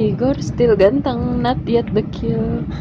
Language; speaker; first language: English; non-native, learner; Indonesian